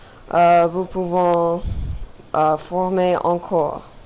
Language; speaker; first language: French; non-native, learner; English